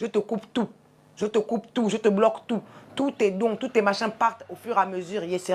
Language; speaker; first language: French; native; French